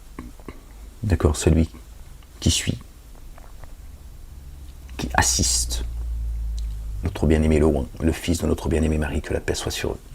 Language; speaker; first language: French; native; French